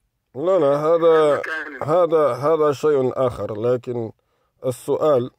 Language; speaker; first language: Arabic; non-native, fluent; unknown